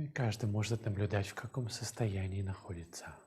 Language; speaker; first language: Russian; native; Russian